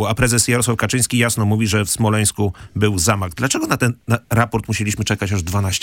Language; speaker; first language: Polish; native; Polish